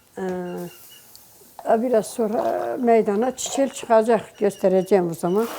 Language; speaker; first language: Turkish; native; Turkish